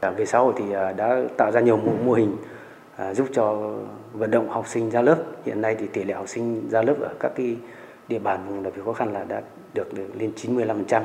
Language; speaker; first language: Vietnamese; non-native, local second language; Hmong